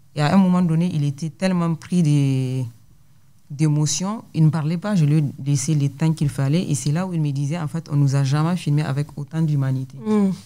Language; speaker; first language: French; non-native, local second language; Hausa